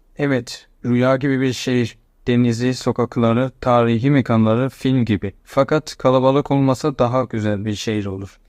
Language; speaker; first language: Turkish; non-native, fluent; Persian